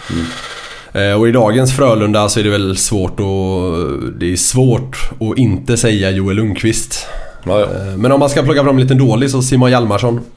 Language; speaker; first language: Swedish; native; Swedish